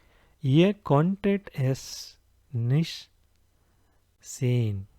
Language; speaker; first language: German; non-native, fluent; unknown